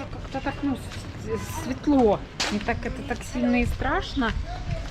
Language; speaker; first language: Russian; native; Russian